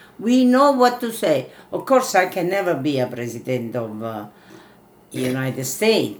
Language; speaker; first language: English; non-native, fluent; Italian